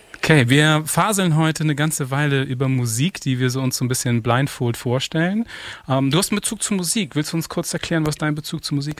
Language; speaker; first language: German; native; German